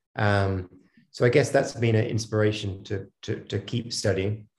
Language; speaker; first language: English; native; English